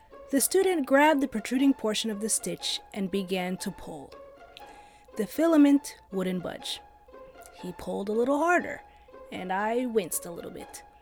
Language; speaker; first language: English; early bilingual, other home language; Arabic